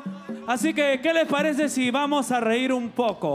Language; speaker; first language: Spanish; native; Spanish